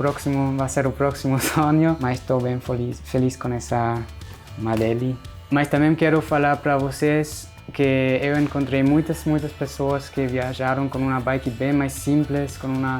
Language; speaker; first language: Portuguese; non-native, fluent; German